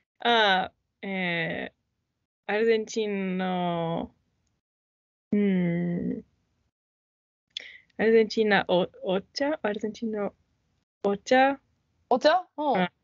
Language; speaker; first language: Japanese; non-native, learner; English